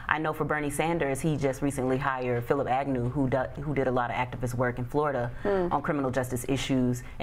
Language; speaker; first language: English; native; English